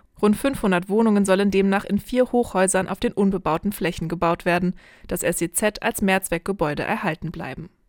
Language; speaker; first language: German; native; German